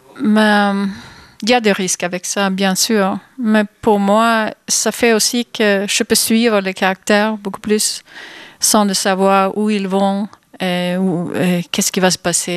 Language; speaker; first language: French; non-native, fluent; Swedish